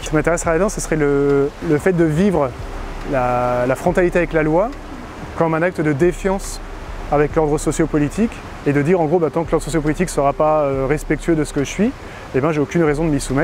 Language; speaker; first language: French; native; French